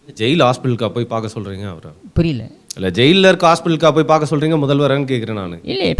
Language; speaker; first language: Tamil; native; Tamil